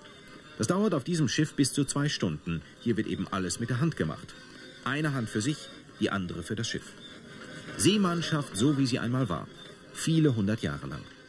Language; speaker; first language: German; native; German